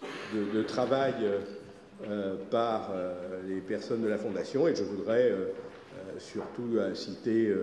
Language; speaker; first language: French; native; French